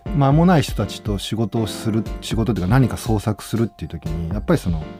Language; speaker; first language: Japanese; native; Japanese